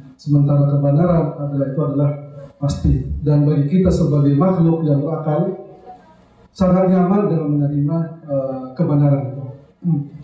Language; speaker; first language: Indonesian; native; Indonesian